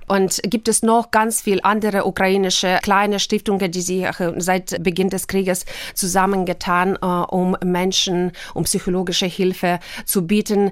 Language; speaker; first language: German; non-native, fluent; Russian